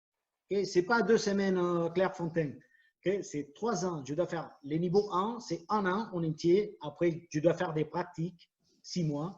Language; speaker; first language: French; non-native, fluent; Spanish